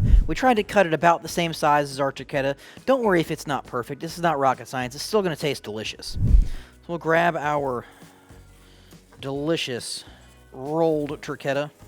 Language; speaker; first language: English; native; English